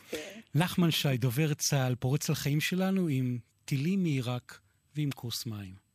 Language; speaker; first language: Hebrew; native; Hebrew